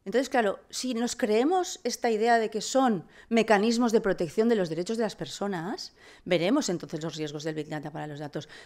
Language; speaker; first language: Spanish; non-native, local second language; Catalan